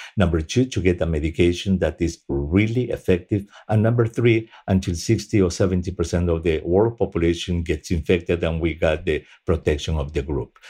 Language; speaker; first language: English; non-native, fluent; Spanish